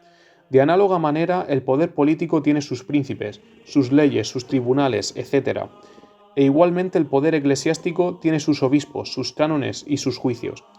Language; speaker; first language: Spanish; native; Spanish